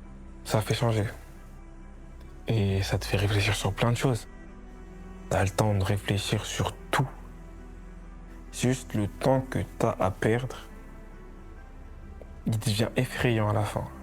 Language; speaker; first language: French; native; French